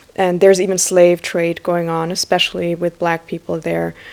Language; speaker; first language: English; non-native, fluent; Slovak